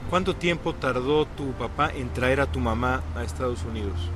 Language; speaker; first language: Spanish; native; Spanish